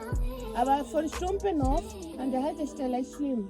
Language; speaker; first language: German; non-native, learner; Swahili